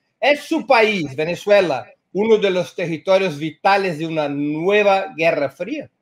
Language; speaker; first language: Spanish; non-native, fluent; Portuguese